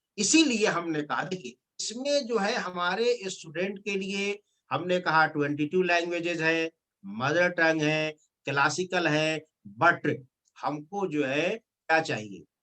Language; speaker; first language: Hindi; non-native, local second language; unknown